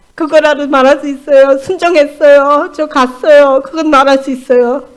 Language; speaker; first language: Korean; non-native, fluent; German